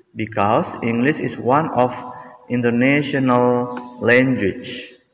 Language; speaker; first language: English; non-native, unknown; Indonesian